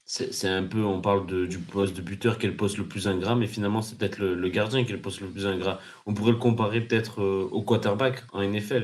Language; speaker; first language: French; native; French